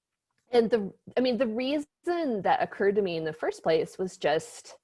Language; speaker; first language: English; native; English